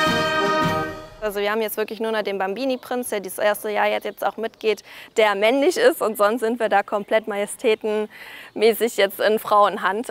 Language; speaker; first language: German; native; German